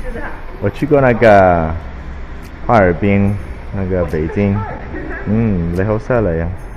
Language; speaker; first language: Chinese; non-native, learner; Italian